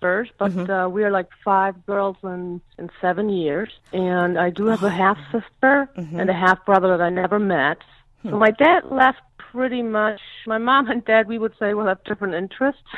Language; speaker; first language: English; non-native, fluent; German